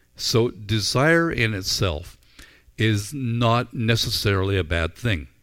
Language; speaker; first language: English; native; English